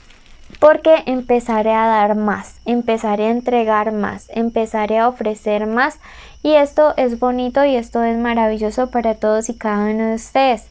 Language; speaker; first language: Spanish; native; Spanish